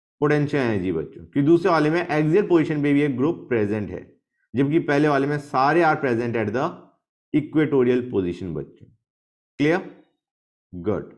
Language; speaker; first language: Hindi; native; Hindi